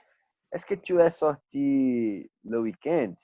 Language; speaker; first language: French; non-native, learner; Portuguese